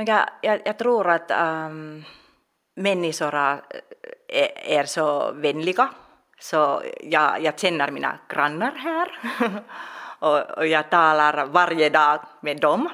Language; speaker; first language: Swedish; non-native, local second language; Finnish